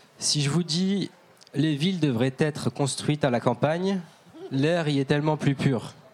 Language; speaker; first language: French; native; French